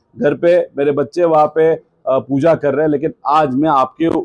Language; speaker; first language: Hindi; non-native, local second language; Marathi